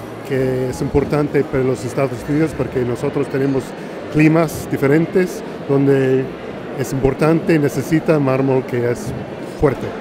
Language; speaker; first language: Spanish; non-native, learner; English